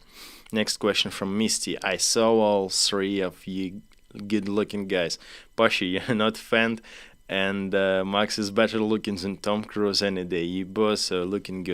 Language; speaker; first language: English; non-native, learner; Ukrainian